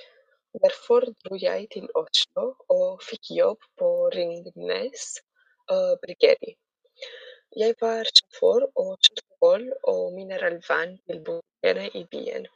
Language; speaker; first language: Norwegian; non-native, learner; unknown